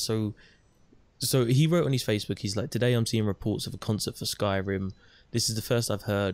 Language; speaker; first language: English; native; English